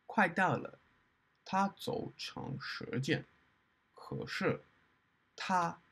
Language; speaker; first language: Chinese; non-native, fluent; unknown